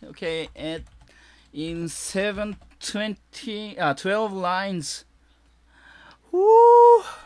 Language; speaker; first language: English; non-native, learner; Japanese